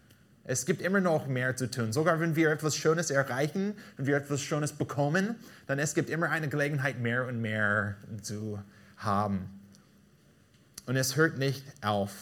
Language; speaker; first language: German; non-native, fluent; English